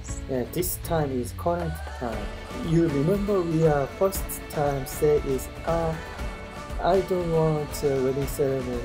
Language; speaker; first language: English; non-native, learner; Korean